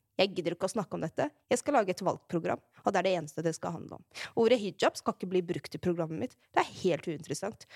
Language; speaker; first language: Norwegian; early bilingual, other home language; Arabic